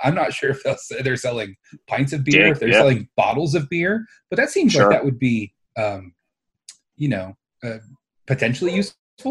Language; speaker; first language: English; native; English